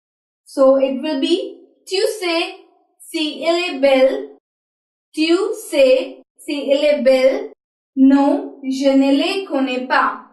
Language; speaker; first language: French; non-native, learner; Hindi